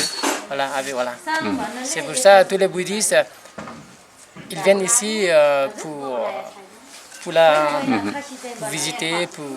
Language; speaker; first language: French; non-native, learner; Nepali